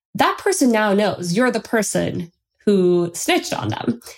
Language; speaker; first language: English; non-native, fluent; Turkish